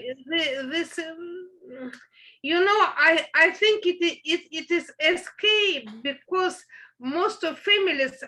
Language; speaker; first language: English; non-native, learner; Russian